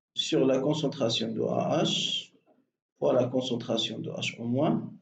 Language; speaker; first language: French; non-native, local second language; Arabic